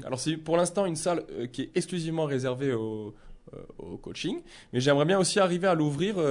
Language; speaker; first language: French; native; French